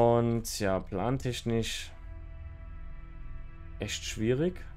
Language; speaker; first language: German; native; German